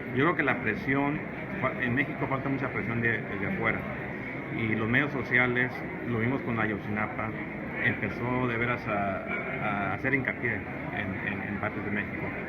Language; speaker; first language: Spanish; early bilingual, heritage; Spanish